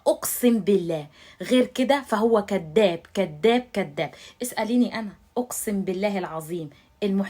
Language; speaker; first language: Arabic; native; Arabic